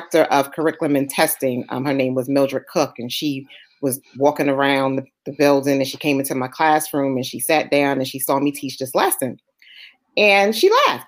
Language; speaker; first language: English; native; English